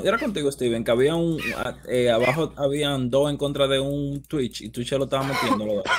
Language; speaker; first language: Spanish; early bilingual, heritage; Spanish